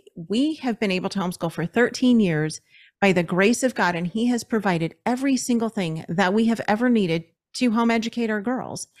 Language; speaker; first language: English; native; English